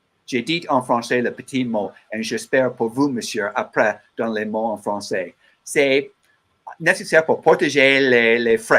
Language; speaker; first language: French; non-native, learner; English